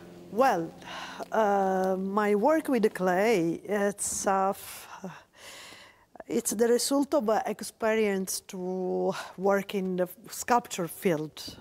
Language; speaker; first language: English; non-native, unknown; Italian